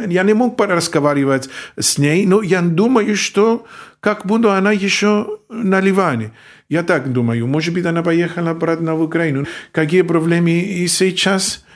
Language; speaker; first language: Russian; non-native, fluent; Greek